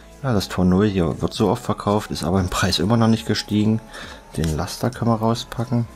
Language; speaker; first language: German; native; German